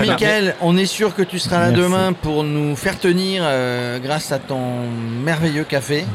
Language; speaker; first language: French; native; French